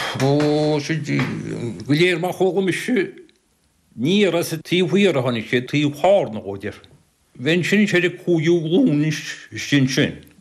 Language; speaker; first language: Irish; native; Irish